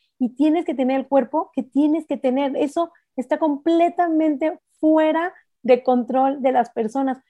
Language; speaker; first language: Spanish; native; Spanish